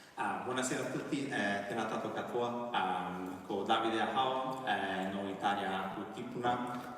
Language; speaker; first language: Māori; non-native, learner; Italian